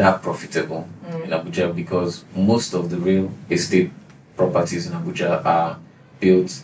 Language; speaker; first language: English; non-native, local second language; Igbo